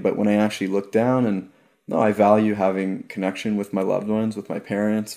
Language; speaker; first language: English; native; English